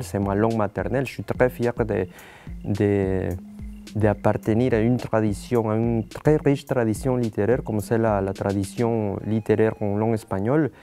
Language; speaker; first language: French; non-native, fluent; Spanish